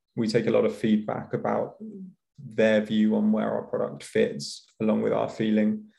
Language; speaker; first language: English; native; English